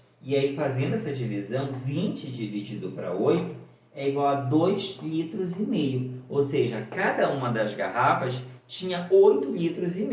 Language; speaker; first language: Portuguese; native; Portuguese